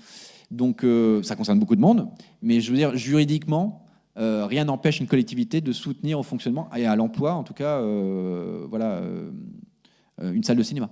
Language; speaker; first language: French; native; French